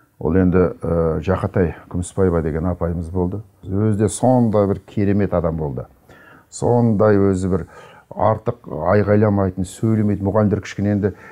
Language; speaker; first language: Kazakh; native; Kazakh